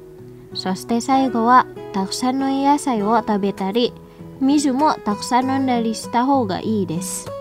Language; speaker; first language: Japanese; non-native, fluent; Indonesian